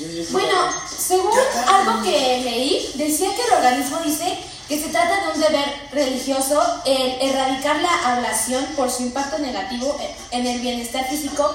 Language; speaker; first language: Spanish; native; Spanish